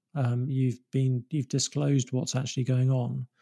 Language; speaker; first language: English; native; English